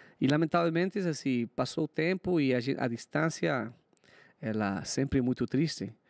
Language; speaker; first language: Portuguese; non-native, fluent; Spanish